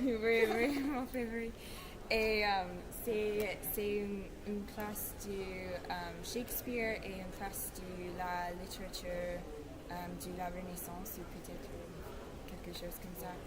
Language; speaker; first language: French; non-native, learner; English